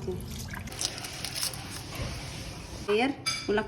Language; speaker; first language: Arabic; non-native, learner; Indonesian